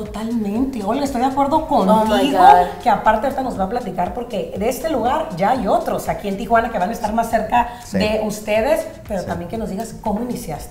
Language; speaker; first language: Spanish; native; Spanish